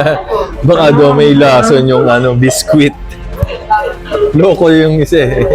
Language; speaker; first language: Filipino; native; Filipino